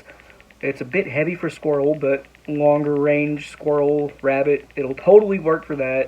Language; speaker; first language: English; native; English